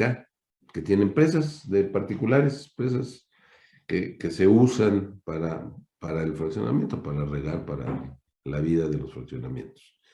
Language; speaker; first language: Spanish; native; Spanish